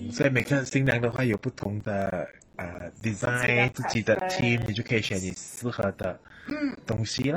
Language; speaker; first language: Chinese; native; Chinese